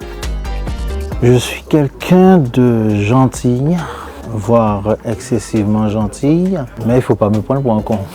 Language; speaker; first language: French; native; French